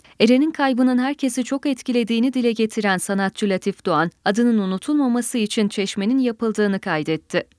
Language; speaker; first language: Turkish; native; Turkish